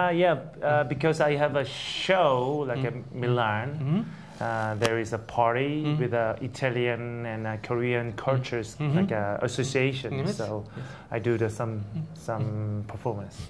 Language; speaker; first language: English; non-native, learner; Korean